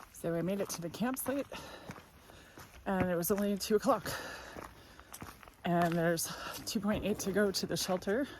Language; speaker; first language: English; native; English